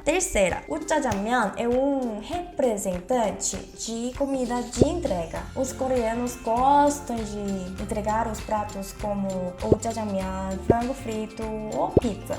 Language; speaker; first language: Portuguese; non-native, fluent; Korean